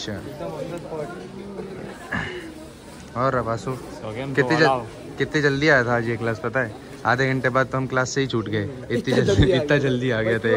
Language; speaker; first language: Hindi; native; Hindi